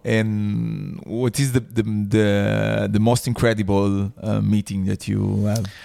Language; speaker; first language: English; non-native, learner; Italian